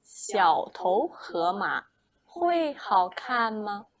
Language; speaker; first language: Chinese; non-native, fluent; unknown